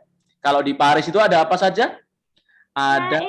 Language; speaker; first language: Indonesian; native; Indonesian